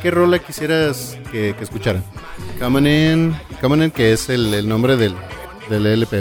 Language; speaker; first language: Spanish; native; Spanish